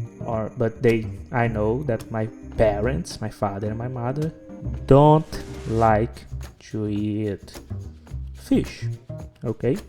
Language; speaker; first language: English; non-native, fluent; Portuguese